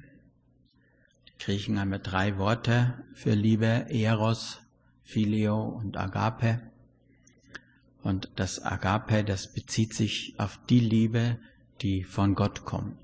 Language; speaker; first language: German; native; German